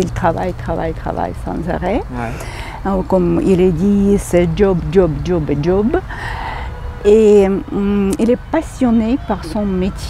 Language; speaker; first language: French; non-native, fluent; Ukrainian